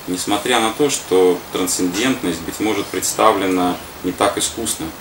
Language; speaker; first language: Russian; native; Russian